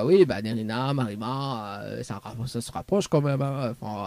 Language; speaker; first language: French; native; French